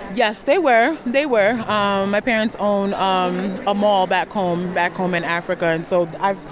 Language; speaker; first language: English; non-native, local second language; Akan